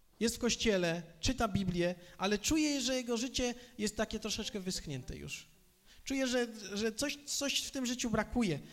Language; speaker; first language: Polish; native; Polish